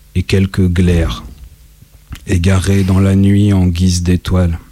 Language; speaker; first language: French; native; French